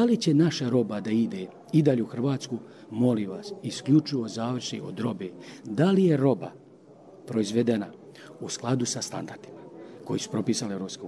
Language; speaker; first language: Croatian; native; Croatian